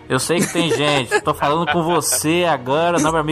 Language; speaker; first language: Portuguese; native; Portuguese